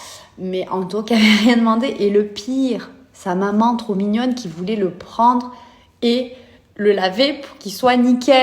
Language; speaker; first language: French; native; French